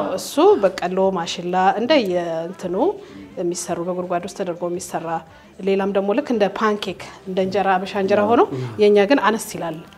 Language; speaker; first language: Amharic; non-native, local second language; Afar